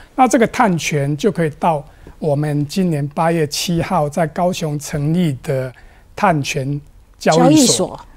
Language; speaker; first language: Chinese; native; Chinese